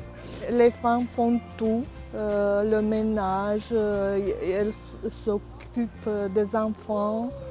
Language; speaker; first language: French; non-native, fluent; Romanian